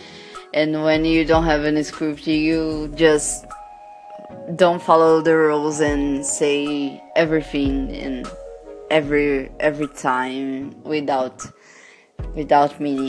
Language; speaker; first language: English; non-native, learner; Portuguese